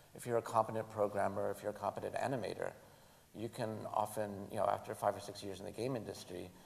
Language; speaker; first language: English; native; English